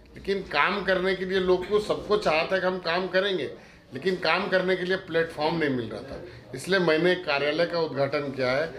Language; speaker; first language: Hindi; native; Hindi